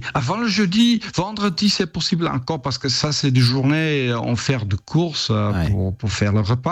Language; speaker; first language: French; non-native, fluent; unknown